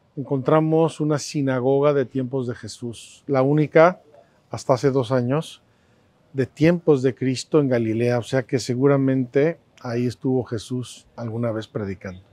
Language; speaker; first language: Spanish; native; Spanish